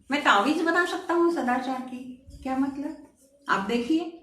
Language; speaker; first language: Hindi; non-native, local second language; Marathi